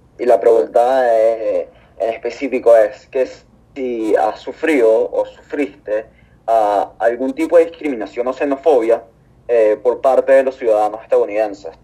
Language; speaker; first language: Spanish; native; Spanish